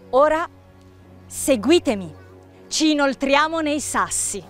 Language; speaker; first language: Italian; native; Italian